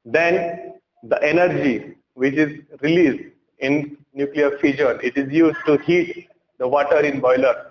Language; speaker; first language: English; non-native, local second language; Marathi